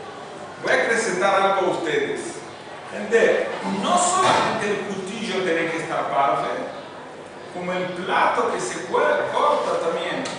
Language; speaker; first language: Spanish; non-native, fluent; Portuguese